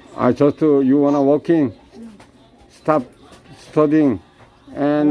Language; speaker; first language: English; non-native, learner; Korean